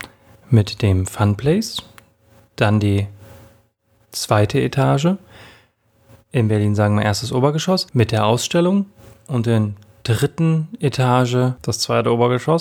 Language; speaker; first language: German; native; German